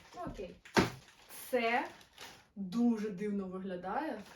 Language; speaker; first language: Ukrainian; non-native, local second language; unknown